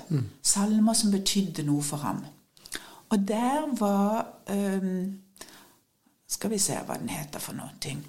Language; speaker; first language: Norwegian; native; Norwegian